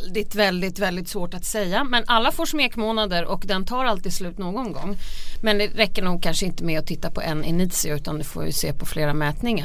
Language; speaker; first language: Swedish; native; Swedish